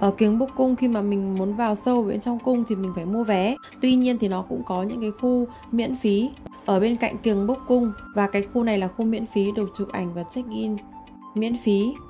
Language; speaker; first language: Vietnamese; native; Vietnamese